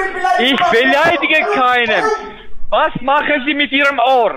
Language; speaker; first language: German; non-native, fluent; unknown